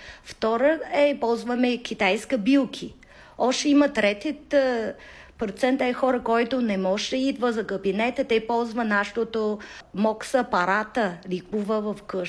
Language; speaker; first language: Bulgarian; non-native, learner; Chinese